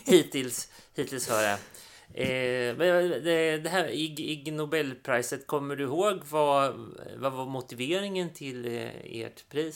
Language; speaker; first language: Swedish; native; Swedish